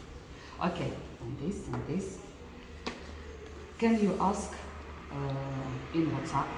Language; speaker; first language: English; non-native, learner; Russian